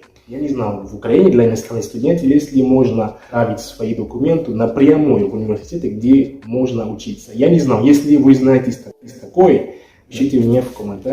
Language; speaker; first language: Russian; non-native, fluent; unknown